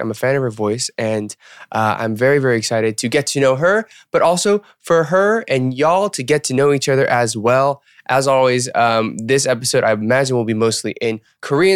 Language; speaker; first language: English; early bilingual, other home language; Korean